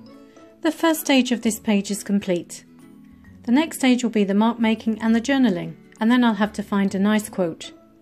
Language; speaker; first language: English; native; English